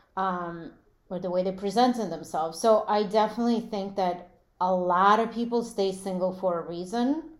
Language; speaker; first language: English; early bilingual, other home language; Latvian